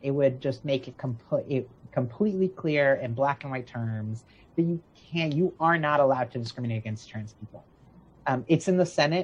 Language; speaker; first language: English; native; English